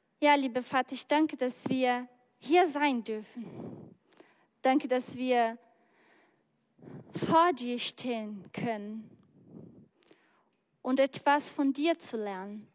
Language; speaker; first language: German; non-native, learner; Portuguese